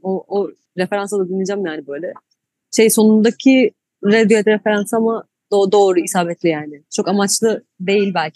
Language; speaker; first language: Turkish; native; Turkish